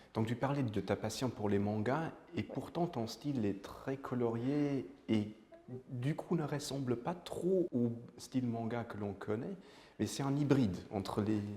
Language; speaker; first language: French; native; French